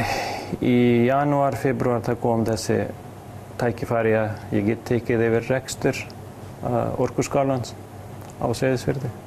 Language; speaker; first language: Icelandic; non-native, fluent; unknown